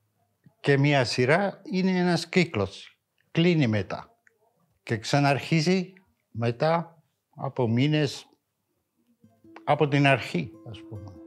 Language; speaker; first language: Greek; non-native, fluent; French